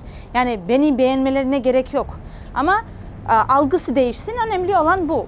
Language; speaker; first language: Turkish; non-native, fluent; Georgian